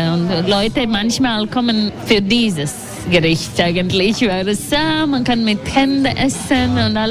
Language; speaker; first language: German; non-native, learner; Latvian